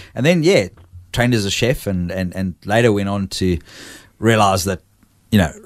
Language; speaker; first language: English; native; English